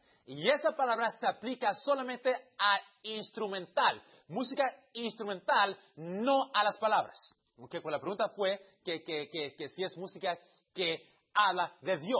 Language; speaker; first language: Spanish; early bilingual, heritage; Spanish